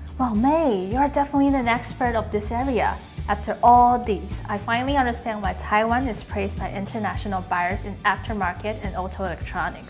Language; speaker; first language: English; non-native, fluent; Chinese